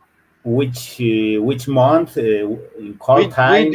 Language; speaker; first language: English; non-native, learner; Spanish